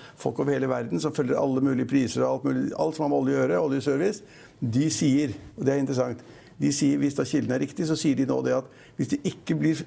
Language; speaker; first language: Norwegian; native; Norwegian